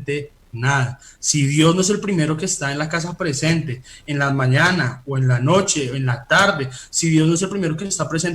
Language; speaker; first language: Spanish; native; Spanish